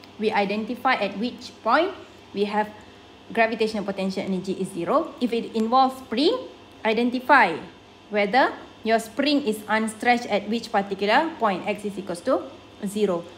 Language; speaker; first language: English; non-native, local second language; Malay